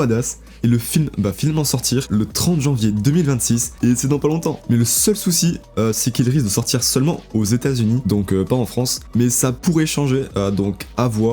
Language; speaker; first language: French; native; French